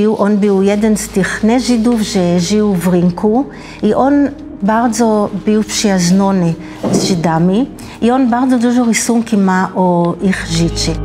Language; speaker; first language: Polish; early bilingual, heritage; Hebrew